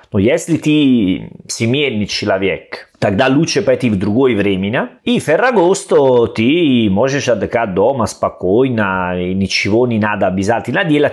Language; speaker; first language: Russian; non-native, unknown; Italian